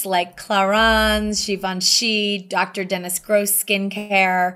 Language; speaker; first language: English; native; English